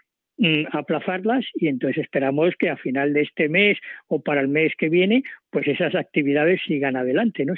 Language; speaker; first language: Spanish; native; Spanish